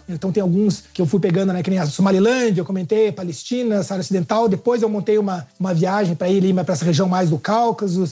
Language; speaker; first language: Portuguese; native; Portuguese